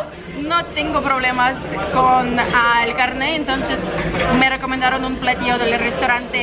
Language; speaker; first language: Spanish; non-native, learner; Russian